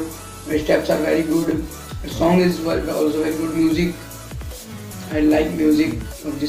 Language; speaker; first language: English; non-native, learner; Hindi